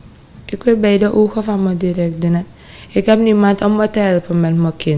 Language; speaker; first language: Dutch; non-native, local second language; Sranan Tongo